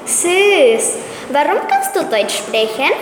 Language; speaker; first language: German; non-native, learner; Spanish